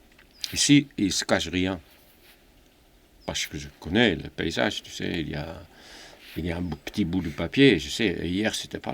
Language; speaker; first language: French; non-native, fluent; Dutch